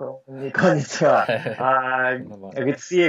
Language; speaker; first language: English; non-native, learner; Japanese